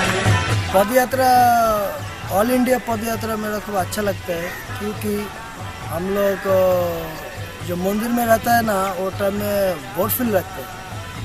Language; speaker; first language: Hindi; non-native, local second language; Bangla